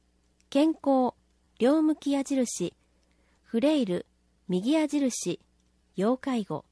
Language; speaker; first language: Japanese; native; Japanese